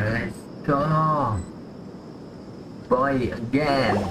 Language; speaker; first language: English; non-native, learner; Indonesian